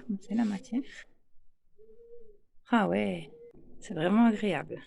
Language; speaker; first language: French; native; French